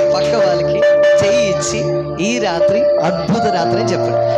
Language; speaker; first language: Telugu; non-native, local second language; Malayalam